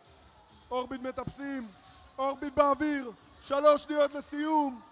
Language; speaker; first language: Hebrew; native; Hebrew